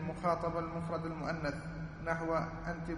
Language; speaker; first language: Arabic; native; Arabic